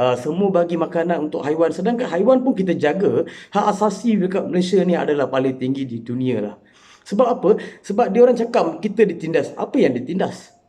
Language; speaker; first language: Malay; non-native, local second language; Tamil